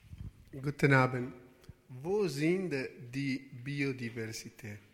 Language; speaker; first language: German; non-native, learner; Italian